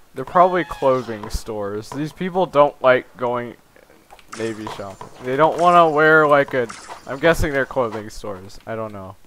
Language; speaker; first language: English; native; English